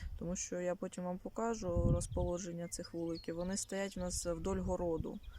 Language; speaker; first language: Ukrainian; non-native, local second language; Russian